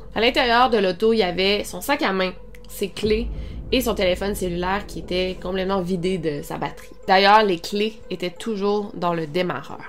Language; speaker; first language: French; native; French